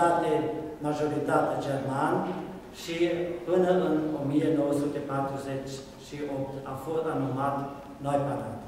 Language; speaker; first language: Romanian; non-native, local second language; German